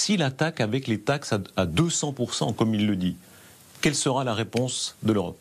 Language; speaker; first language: French; native; French